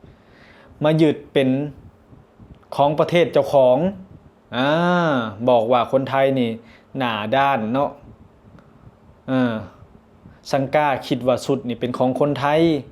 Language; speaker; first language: Thai; non-native, local second language; Northeastern Thai